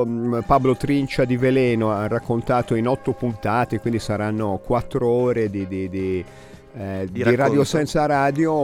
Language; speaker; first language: Italian; native; Italian